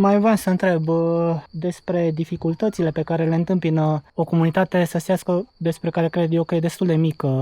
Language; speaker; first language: Romanian; native; Romanian